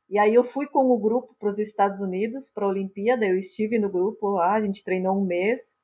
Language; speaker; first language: Portuguese; non-native, local second language; German